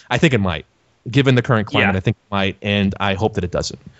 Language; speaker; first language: English; native; English